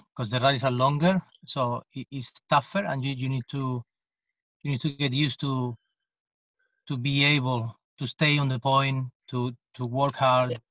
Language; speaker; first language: English; non-native, fluent; Spanish